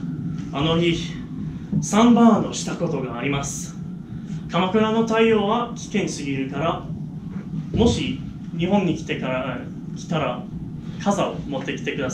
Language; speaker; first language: Japanese; non-native, learner; English